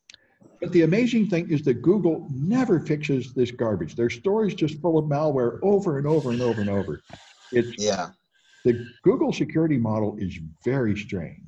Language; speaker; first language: English; native; English